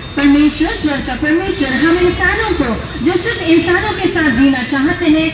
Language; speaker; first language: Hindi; non-native, local second language; Malayalam